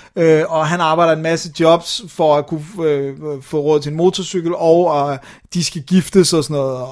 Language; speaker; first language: Danish; native; Danish